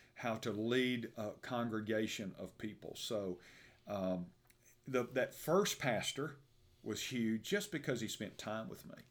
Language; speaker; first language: English; native; English